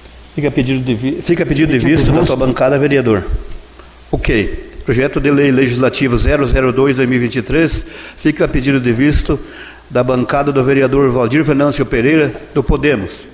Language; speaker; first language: Portuguese; native; Portuguese